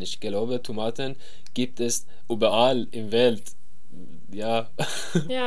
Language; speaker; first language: German; non-native, learner; Persian